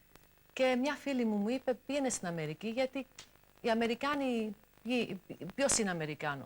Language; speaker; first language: Greek; early bilingual, heritage; English